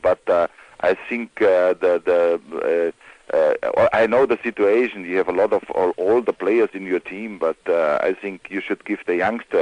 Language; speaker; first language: English; non-native, fluent; German